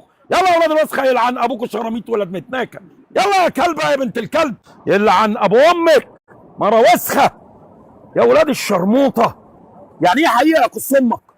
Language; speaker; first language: Arabic; native; Arabic